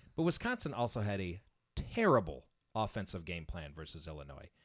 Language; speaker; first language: English; native; English